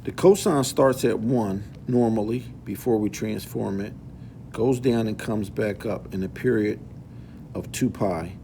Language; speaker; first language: English; native; English